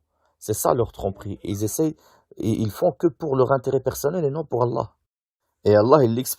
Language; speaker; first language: French; native; French